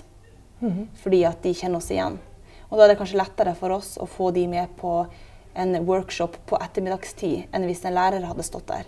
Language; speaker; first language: Norwegian; native; Norwegian